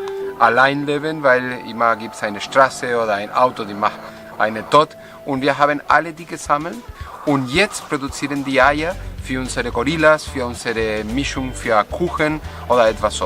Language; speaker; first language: German; non-native, fluent; Spanish